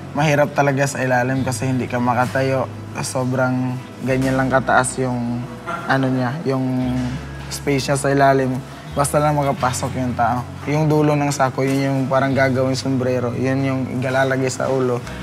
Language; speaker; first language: Filipino; non-native, local second language; Cebuano